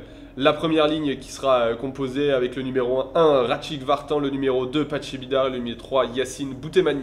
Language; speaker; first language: French; native; French